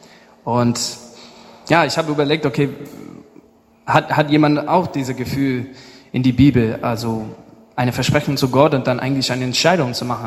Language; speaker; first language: German; non-native, learner; English